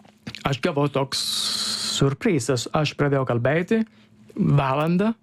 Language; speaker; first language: Lithuanian; non-native, learner; Italian